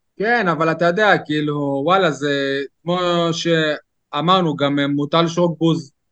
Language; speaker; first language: Hebrew; native; Hebrew